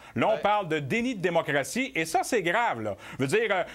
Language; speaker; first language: French; native; French